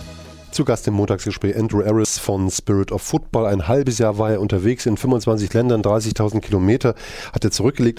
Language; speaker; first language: German; native; German